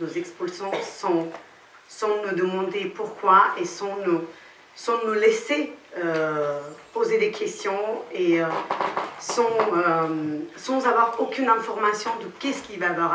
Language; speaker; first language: French; non-native, fluent; Romany